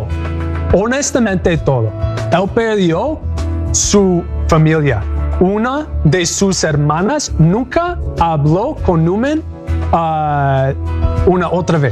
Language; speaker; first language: Spanish; non-native, learner; English